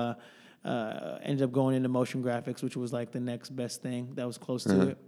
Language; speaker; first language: English; native; English